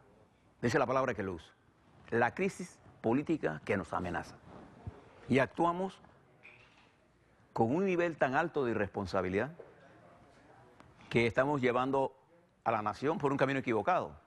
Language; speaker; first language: Spanish; native; Spanish